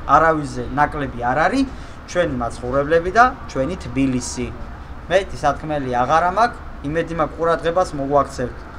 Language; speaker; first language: Georgian; non-native, local second language; Armenian